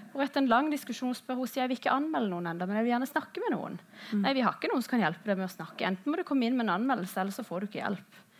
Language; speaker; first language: Norwegian; early bilingual, other home language; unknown